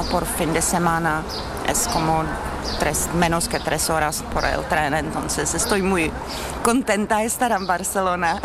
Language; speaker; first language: Spanish; non-native, learner; Czech